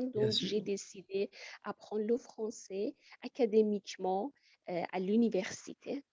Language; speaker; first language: French; non-native, fluent; Persian